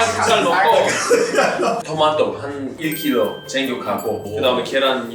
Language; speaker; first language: Korean; non-native, fluent; Greek